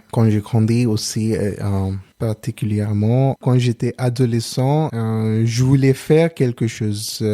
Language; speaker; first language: French; non-native, learner; Telugu